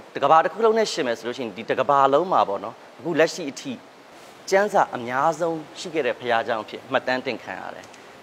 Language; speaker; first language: Burmese; native; Burmese